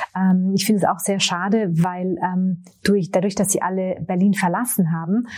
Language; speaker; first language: German; native; German